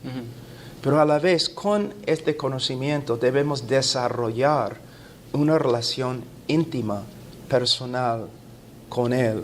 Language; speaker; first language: Spanish; non-native, fluent; English